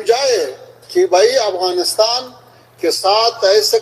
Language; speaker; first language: Hindi; non-native, fluent; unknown